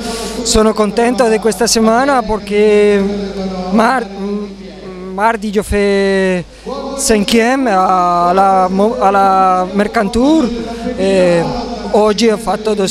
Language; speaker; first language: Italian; non-native, learner; Spanish